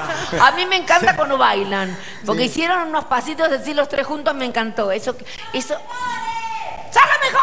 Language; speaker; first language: Spanish; native; Spanish